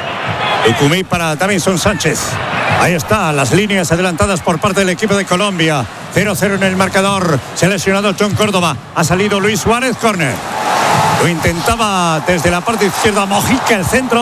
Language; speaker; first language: Spanish; native; Spanish